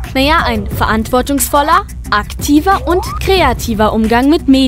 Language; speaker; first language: German; native; German